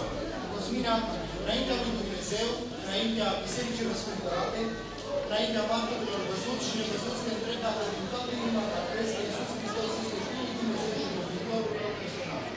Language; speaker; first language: Romanian; native; Romanian